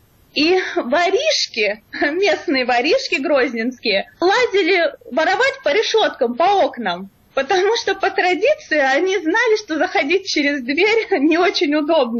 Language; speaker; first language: Russian; native; Russian